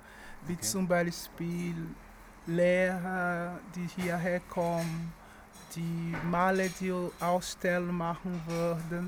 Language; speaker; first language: German; non-native, learner; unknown